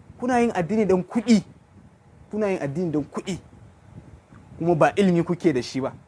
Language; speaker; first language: Hausa; non-native, local second language; Kanuri